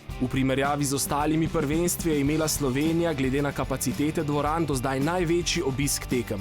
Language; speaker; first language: Slovenian; native; Slovenian